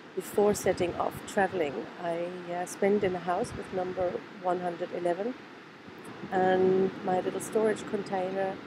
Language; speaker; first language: English; non-native, fluent; German